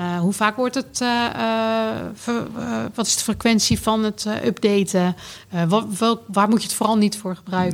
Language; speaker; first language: Dutch; native; Dutch